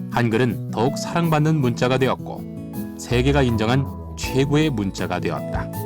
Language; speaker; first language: Korean; native; Korean